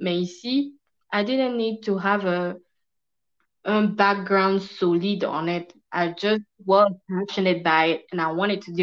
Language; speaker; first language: English; non-native, fluent; French